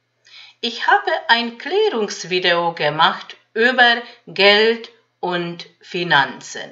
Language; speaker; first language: German; non-native, fluent; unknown